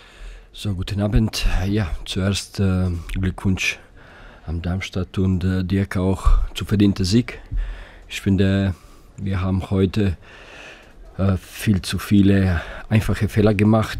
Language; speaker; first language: German; non-native, fluent; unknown